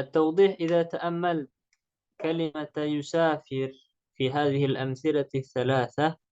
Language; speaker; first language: Arabic; non-native, fluent; Indonesian